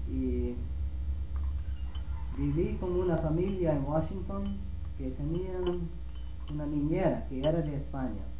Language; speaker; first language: Spanish; non-native, fluent; English